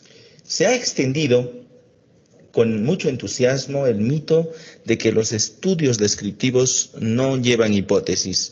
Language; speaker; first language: Spanish; native; Spanish